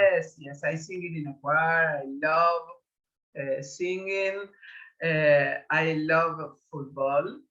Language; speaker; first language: English; non-native, learner; Spanish